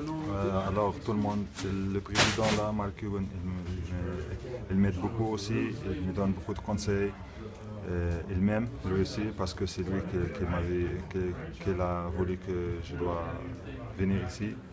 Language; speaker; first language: French; non-native, local second language; Arabic